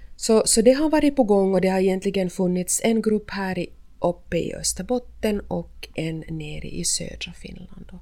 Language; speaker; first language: Swedish; native; Swedish